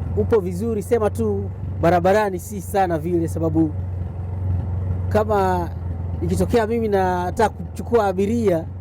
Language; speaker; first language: Swahili; native; Swahili